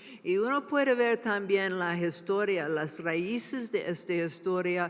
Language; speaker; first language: Spanish; non-native, learner; English